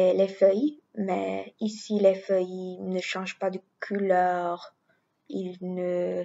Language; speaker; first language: French; non-native, learner; English